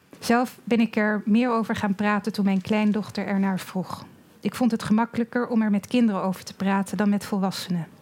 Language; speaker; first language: Dutch; native; Dutch